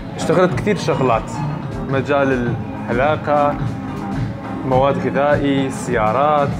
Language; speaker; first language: Arabic; non-native, local second language; Kurdish